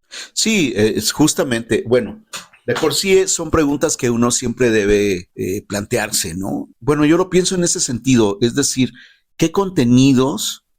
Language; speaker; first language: Spanish; native; Spanish